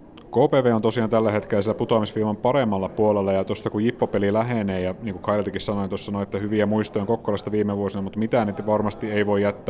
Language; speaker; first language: Finnish; native; Finnish